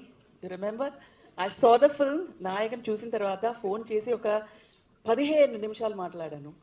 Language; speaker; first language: Telugu; non-native, local second language; Tamil